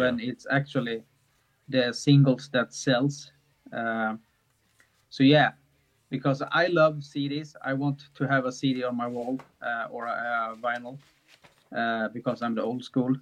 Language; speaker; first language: English; non-native, fluent; Swedish